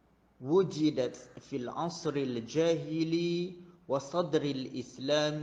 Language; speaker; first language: Arabic; non-native, fluent; Malay